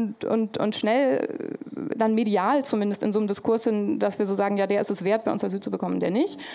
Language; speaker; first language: German; native; German